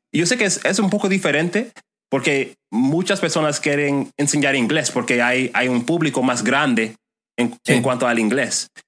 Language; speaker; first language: Spanish; non-native, fluent; English